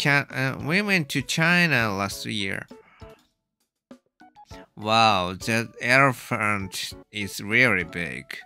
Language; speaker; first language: English; non-native, learner; Japanese